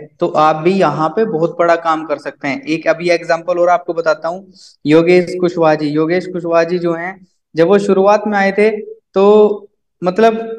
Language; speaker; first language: Hindi; native; Hindi